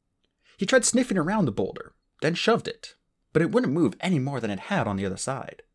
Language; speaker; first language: English; native; English